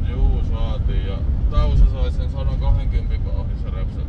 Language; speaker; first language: Finnish; native; Finnish